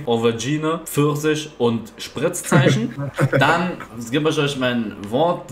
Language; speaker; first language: German; native; German